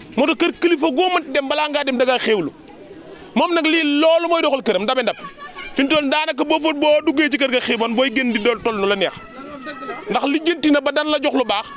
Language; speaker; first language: Wolof; native; Wolof